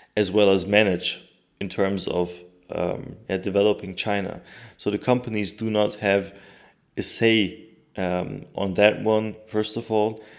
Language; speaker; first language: English; non-native, fluent; Turkish